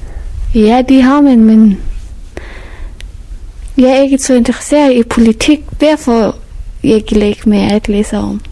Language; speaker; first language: Danish; non-native, learner; Persian